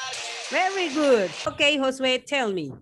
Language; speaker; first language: English; non-native, learner; Spanish